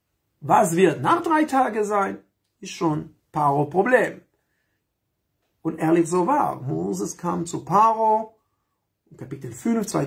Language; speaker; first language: German; non-native, fluent; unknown